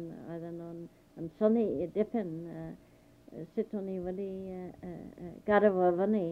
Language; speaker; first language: Welsh; early bilingual, heritage; Welsh